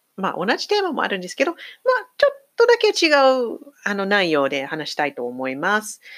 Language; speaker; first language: Japanese; non-native, fluent; English